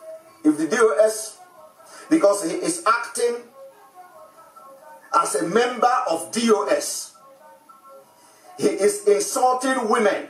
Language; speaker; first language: English; non-native, local second language; Igbo